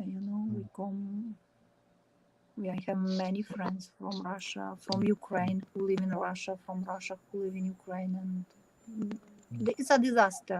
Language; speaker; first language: English; non-native, learner; Ukrainian